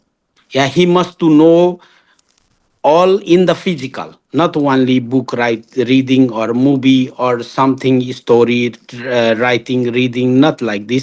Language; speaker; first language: English; non-native, learner; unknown